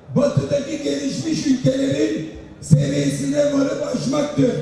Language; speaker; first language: Turkish; native; Turkish